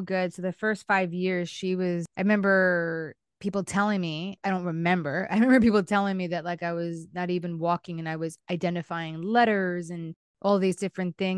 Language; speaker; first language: English; native; English